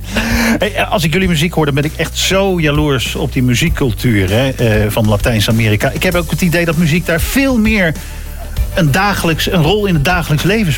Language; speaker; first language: Dutch; native; Dutch